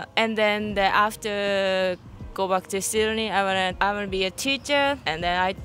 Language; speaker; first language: English; non-native, fluent; Japanese